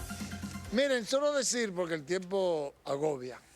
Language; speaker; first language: Spanish; native; Spanish